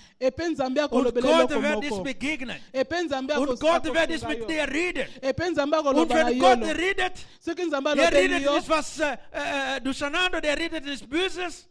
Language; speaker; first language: German; non-native, learner; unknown